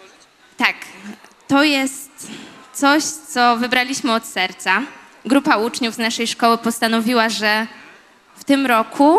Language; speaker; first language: Polish; native; Polish